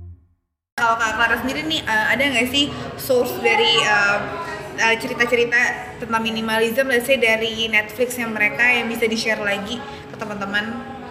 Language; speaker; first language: Indonesian; native; Indonesian